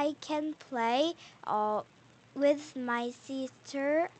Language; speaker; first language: English; non-native, learner; Korean